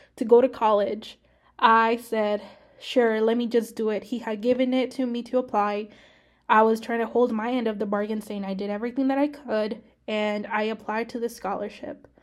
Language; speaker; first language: English; early bilingual, other home language; Spanish